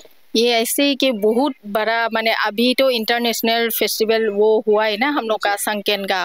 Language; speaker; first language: Hindi; non-native, local second language; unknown